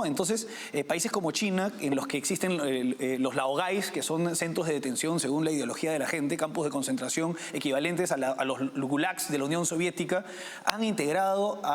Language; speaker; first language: Spanish; native; Spanish